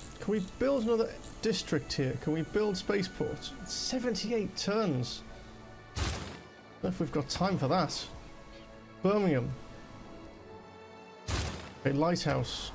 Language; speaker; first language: English; native; English